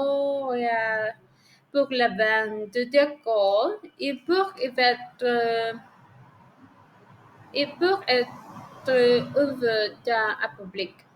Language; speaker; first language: French; non-native, learner; Spanish